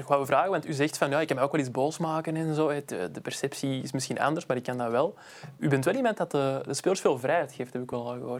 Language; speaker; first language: Dutch; native; Dutch